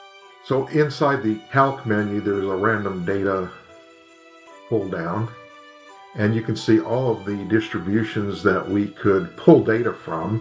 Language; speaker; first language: English; native; English